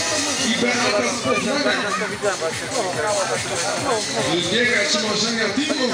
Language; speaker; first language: Polish; native; Polish